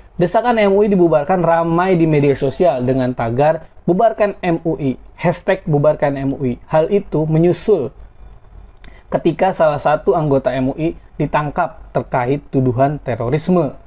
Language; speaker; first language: Indonesian; native; Indonesian